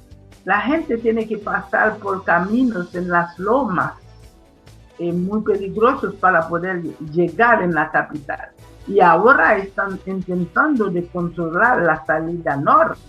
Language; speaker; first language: Spanish; non-native, fluent; Haitian Creole